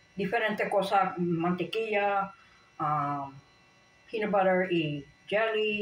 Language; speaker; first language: Spanish; non-native, learner; English